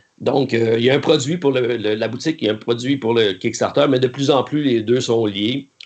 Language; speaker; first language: French; native; French